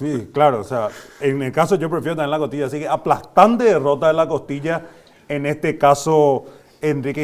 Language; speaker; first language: Spanish; native; Spanish